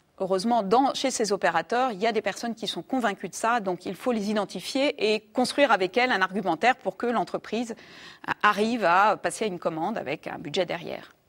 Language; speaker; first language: French; native; French